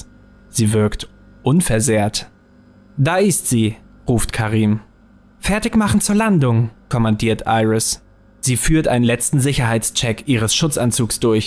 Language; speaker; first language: German; native; German